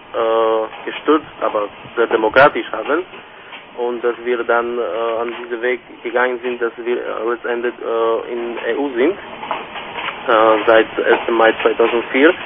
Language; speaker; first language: German; non-native, fluent; Slovak